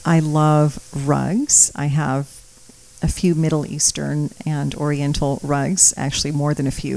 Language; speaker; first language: English; early bilingual, other home language; Croatian